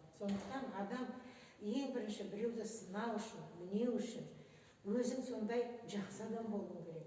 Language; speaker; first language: Kazakh; native; Kazakh